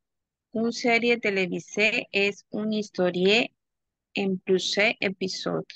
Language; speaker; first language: French; non-native, learner; Spanish